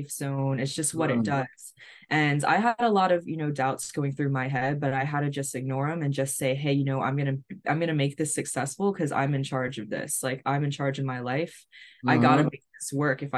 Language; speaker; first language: English; native; English